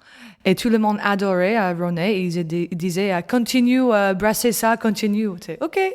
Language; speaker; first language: French; non-native, learner; English